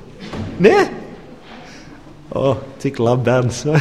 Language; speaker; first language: Latvian; non-native, learner; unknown